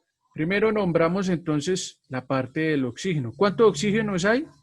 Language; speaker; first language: Spanish; native; Spanish